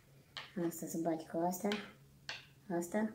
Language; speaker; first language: Romanian; non-native, learner; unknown